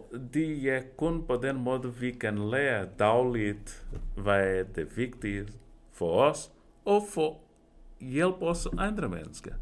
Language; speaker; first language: Danish; non-native, fluent; Portuguese